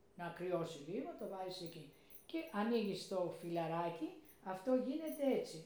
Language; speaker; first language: Greek; early bilingual, heritage; Greek